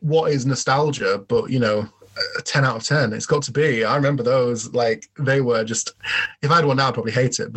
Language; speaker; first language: English; native; English